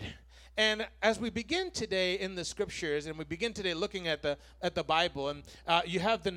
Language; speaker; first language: English; non-native, fluent; Spanish